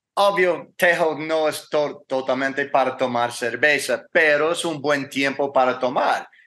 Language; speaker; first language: Spanish; non-native, learner; English